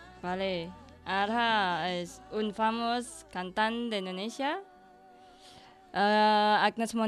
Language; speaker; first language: Catalan; non-native, learner; Indonesian